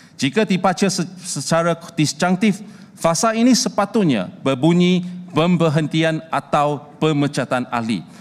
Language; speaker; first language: Malay; non-native, local second language; Chinese